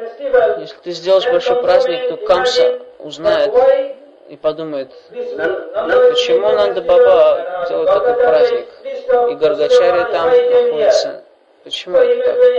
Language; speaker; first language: Russian; non-native, fluent; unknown